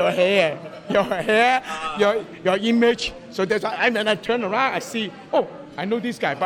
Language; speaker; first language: English; non-native, local second language; Cantonese